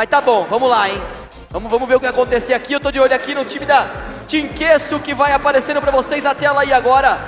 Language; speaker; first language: Portuguese; native; Portuguese